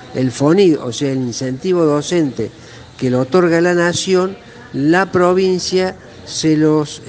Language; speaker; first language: Spanish; native; Spanish